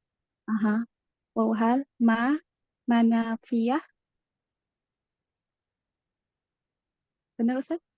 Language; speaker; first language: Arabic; non-native, learner; Indonesian